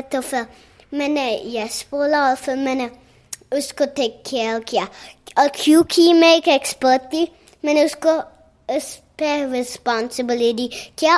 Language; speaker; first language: Hindi; early bilingual, heritage; Hindi